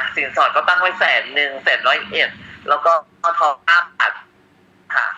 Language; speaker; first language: Thai; native; Thai